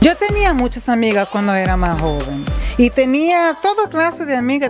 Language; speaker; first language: Spanish; early bilingual, heritage; Spanish